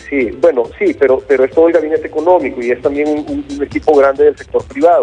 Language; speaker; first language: Spanish; native; Spanish